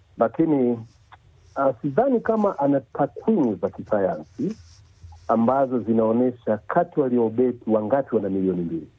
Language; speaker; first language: Swahili; native; Swahili